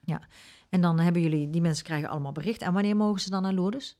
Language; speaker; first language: Dutch; native; Dutch